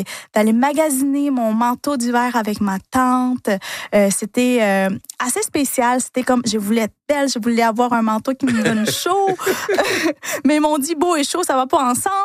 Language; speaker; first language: French; non-native, fluent; Spanish